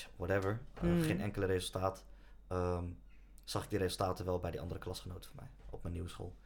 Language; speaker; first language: Dutch; native; Dutch